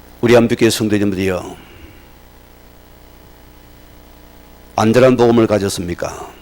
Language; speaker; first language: Korean; native; Korean